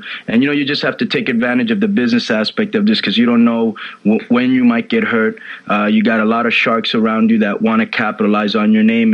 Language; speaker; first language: English; native; English